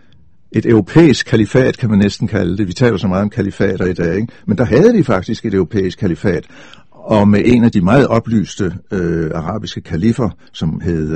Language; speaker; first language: Danish; native; Danish